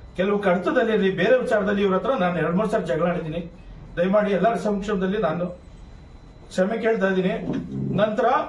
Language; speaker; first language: Kannada; native; Kannada